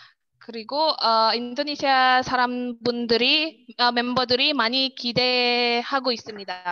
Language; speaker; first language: Korean; non-native, learner; Indonesian